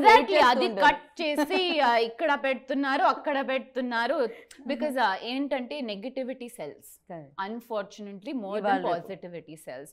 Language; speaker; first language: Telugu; non-native, learner; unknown